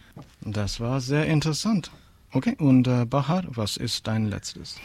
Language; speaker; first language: German; non-native, fluent; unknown